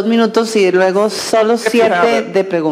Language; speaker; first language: Spanish; native; Spanish